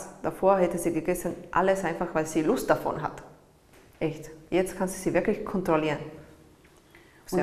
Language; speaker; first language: German; non-native, learner; Italian